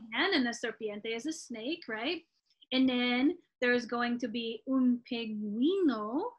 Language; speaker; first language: English; native; English